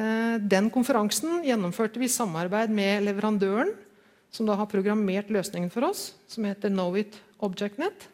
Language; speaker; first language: Norwegian; native; Norwegian